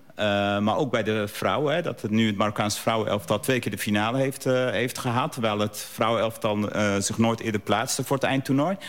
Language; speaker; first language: Dutch; early bilingual, other home language; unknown